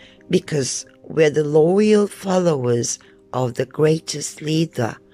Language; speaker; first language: English; non-native, fluent; Turkish